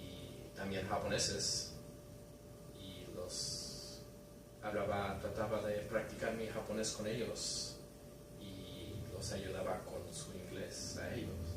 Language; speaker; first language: Spanish; early bilingual, heritage; Spanish